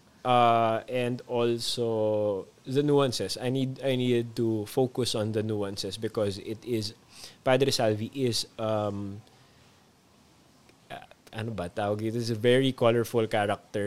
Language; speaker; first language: English; non-native, local second language; Filipino